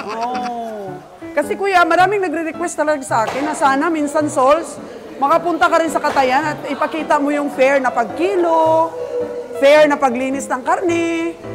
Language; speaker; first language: Filipino; non-native, local second language; Cebuano